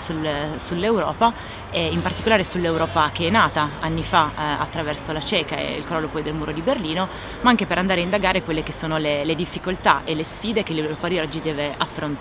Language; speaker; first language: Italian; native; Italian